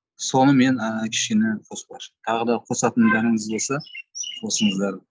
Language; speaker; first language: Kazakh; native; Kazakh